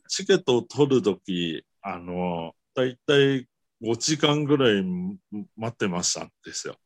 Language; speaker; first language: Japanese; non-native, learner; Chinese